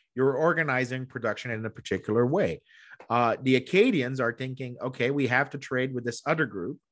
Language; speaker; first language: English; native; English